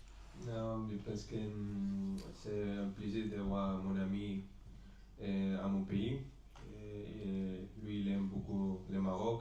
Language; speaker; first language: French; non-native, fluent; Spanish